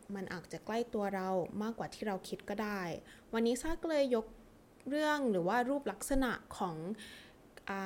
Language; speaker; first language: Thai; early bilingual, heritage; English